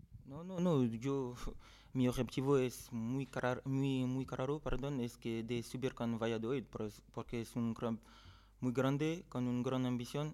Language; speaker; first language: Spanish; non-native, fluent; French